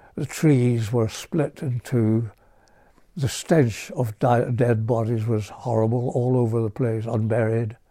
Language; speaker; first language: English; native; English